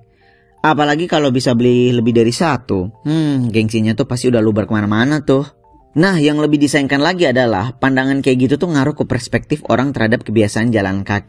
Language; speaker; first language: Indonesian; native; Indonesian